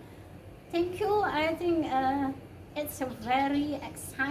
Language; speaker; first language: English; non-native, learner; Indonesian